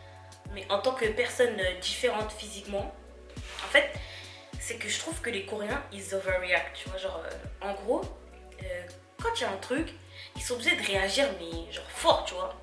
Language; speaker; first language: French; native; French